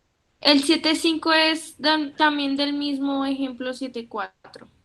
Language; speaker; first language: Spanish; native; Spanish